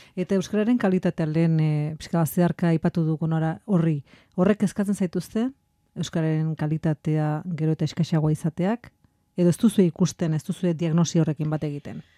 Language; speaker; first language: Basque; native; Basque